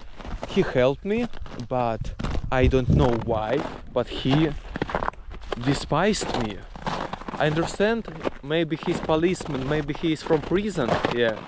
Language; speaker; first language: English; non-native, fluent; Russian